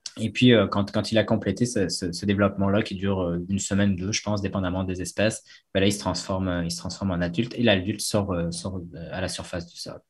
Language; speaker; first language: French; native; French